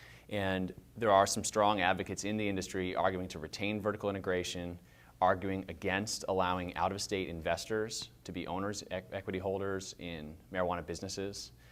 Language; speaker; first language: English; native; English